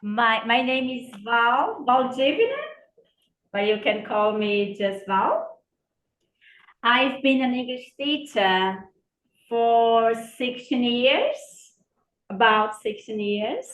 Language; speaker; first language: English; non-native, fluent; Portuguese